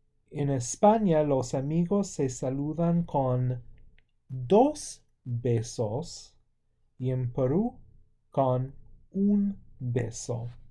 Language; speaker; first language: Spanish; non-native, fluent; English